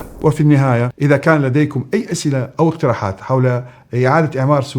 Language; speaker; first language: Arabic; native; Arabic